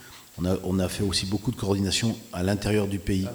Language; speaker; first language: French; native; French